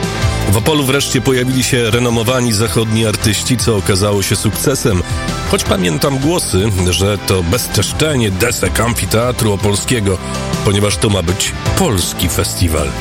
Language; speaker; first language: Polish; native; Polish